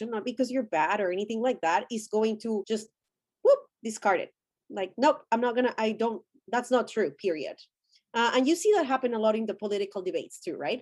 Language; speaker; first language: English; non-native, fluent; Spanish